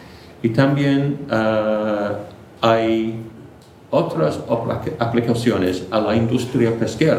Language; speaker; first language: Spanish; non-native, fluent; English